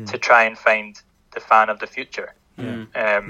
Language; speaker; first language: English; native; English